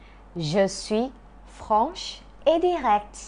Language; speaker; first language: French; non-native, fluent; Thai